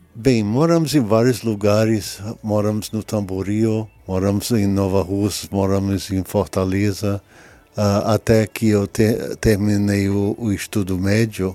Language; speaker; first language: Portuguese; early bilingual, other home language; English